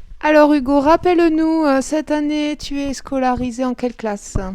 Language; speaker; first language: French; native; French